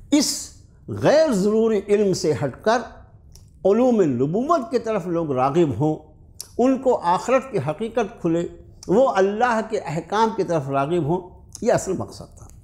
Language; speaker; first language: Urdu; native; Urdu